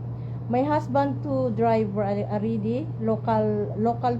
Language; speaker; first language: English; non-native, learner; Filipino